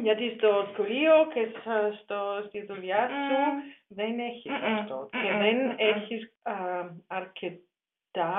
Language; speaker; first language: Greek; non-native, learner; German